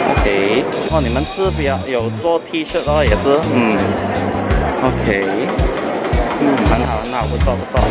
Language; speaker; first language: Chinese; non-native, local second language; Cantonese